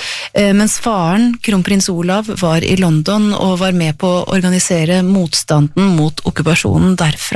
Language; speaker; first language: Norwegian; native; Norwegian